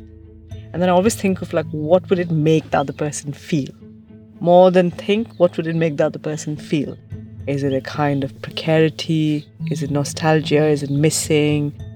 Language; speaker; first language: English; non-native, local second language; Hindi